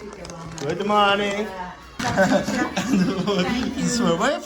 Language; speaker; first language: English; non-native, learner; Azerbaijani